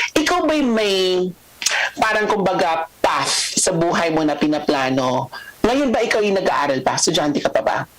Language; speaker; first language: Filipino; native; Filipino